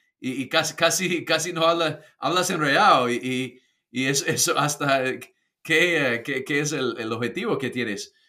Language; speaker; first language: Spanish; non-native, fluent; English